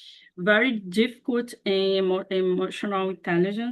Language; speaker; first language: English; non-native, learner; Portuguese